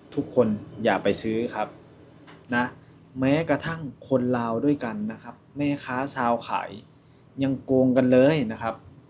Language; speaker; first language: Thai; native; Thai